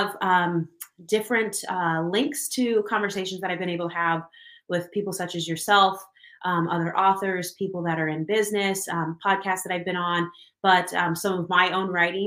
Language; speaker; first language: English; native; English